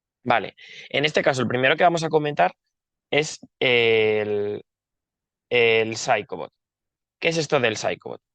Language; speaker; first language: Spanish; native; Spanish